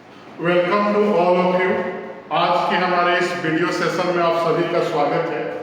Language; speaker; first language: Hindi; native; Hindi